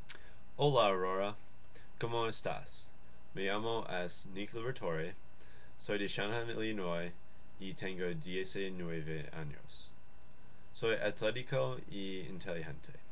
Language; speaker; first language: Spanish; non-native, learner; English